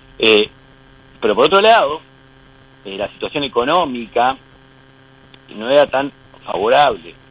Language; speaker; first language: Spanish; native; Spanish